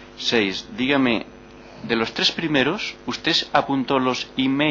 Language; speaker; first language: Spanish; native; Spanish